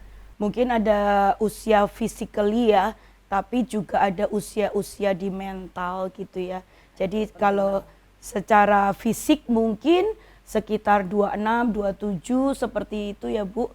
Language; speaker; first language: Indonesian; native; Indonesian